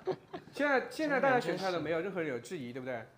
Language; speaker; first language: Chinese; native; Chinese